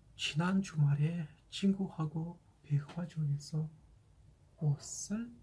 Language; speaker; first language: Korean; non-native, fluent; Kazakh